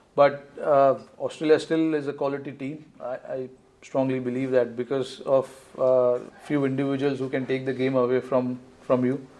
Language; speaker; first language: English; non-native, local second language; Marathi